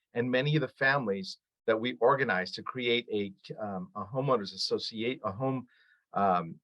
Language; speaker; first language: English; early bilingual, other home language; Arabic